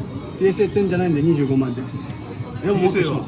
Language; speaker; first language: Japanese; non-native, fluent; Nepali